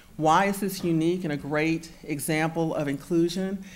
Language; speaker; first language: English; native; English